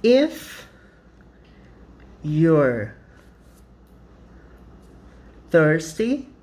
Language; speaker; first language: English; non-native, fluent; Portuguese